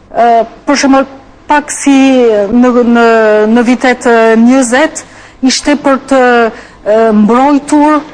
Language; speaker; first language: Albanian; non-native, fluent; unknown